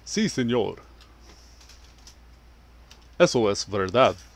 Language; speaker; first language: Spanish; non-native, learner; English